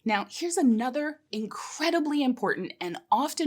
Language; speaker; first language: English; native; English